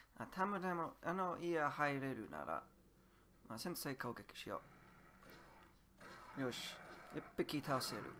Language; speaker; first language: Japanese; non-native, learner; English